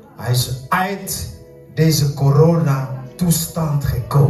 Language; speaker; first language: Dutch; non-native, fluent; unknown